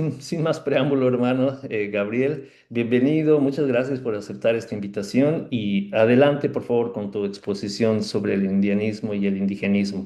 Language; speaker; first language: Spanish; native; Spanish